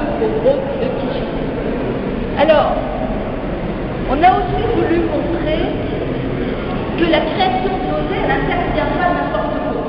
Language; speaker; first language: French; native; French